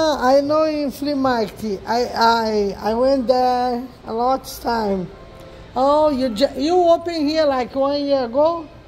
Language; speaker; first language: English; non-native, learner; Portuguese